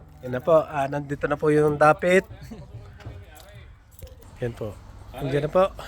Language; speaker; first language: Filipino; native; Filipino